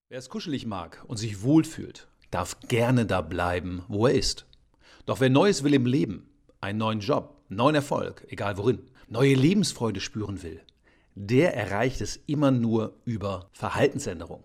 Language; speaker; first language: German; native; German